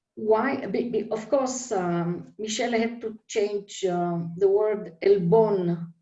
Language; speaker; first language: English; non-native, fluent; Hebrew